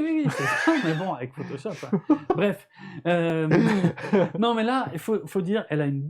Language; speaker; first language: French; native; French